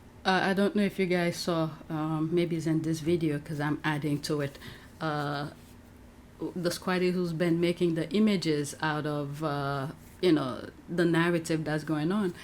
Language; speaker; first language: English; native; English